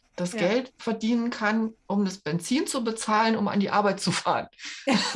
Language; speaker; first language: German; native; German